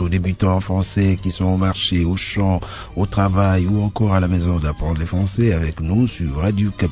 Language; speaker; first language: French; native; French